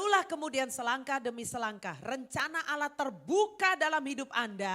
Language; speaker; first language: Indonesian; native; Indonesian